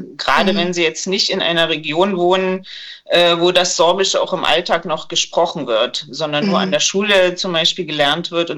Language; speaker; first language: German; native; German